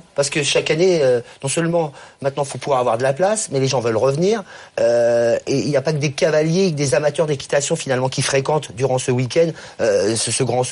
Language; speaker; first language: French; native; French